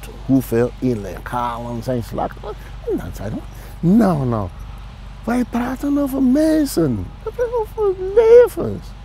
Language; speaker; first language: Dutch; non-native, fluent; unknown